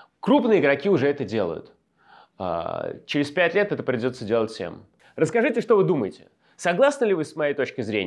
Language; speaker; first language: Russian; native; Russian